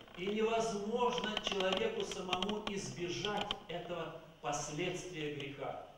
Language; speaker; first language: Russian; native; Russian